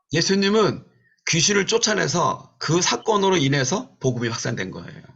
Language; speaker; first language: Korean; native; Korean